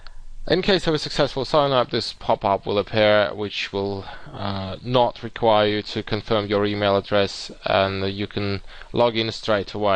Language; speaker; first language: English; non-native, fluent; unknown